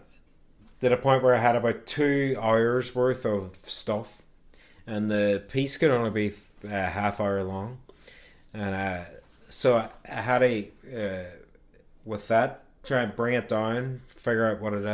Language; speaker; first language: English; native; English